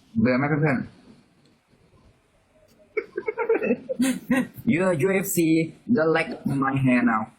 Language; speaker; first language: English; non-native, learner; Thai